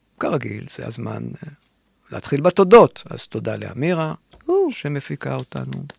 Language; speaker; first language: Hebrew; native; Hebrew